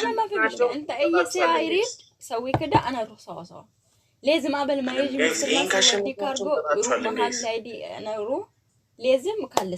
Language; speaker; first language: Arabic; non-native, learner; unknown